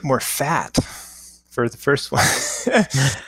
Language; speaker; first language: English; native; English